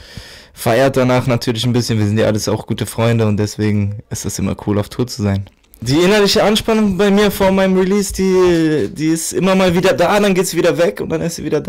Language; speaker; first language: German; native; German